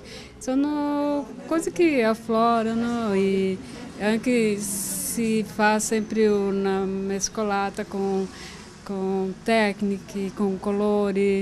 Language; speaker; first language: Italian; non-native, fluent; Portuguese